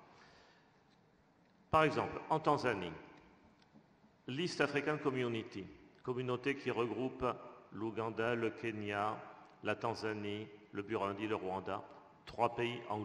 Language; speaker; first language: French; native; French